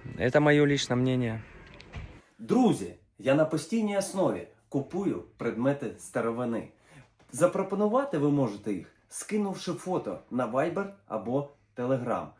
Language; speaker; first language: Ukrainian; native; Ukrainian